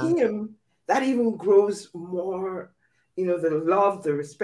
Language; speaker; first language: English; non-native, local second language; Yoruba